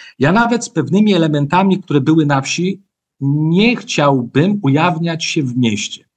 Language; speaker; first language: Polish; native; Polish